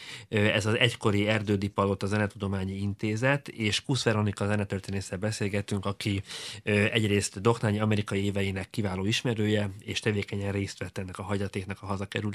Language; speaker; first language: Hungarian; native; Hungarian